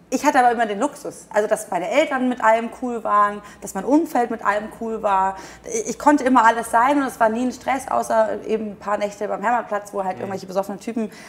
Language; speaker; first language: German; native; German